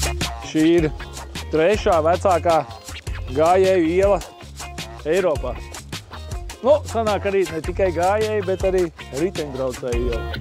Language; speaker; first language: Latvian; native; Latvian